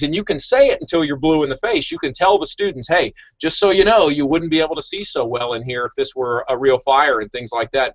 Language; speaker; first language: English; native; English